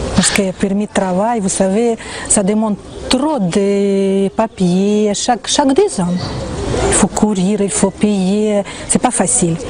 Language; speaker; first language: French; non-native, fluent; Ukrainian